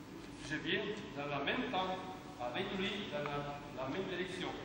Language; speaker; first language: French; non-native, fluent; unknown